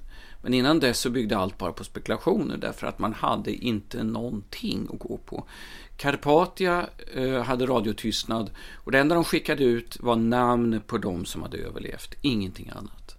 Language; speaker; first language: Swedish; native; Swedish